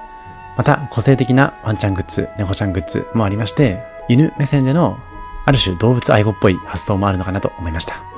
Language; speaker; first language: Japanese; native; Japanese